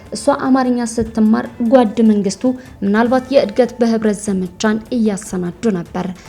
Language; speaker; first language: Amharic; native; Amharic